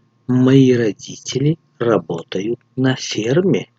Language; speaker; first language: Russian; non-native, fluent; Tajik